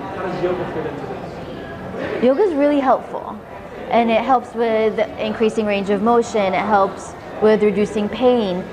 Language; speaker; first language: English; early bilingual, other home language; Arabic